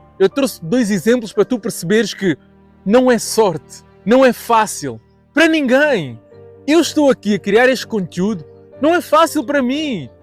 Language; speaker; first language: Portuguese; native; Portuguese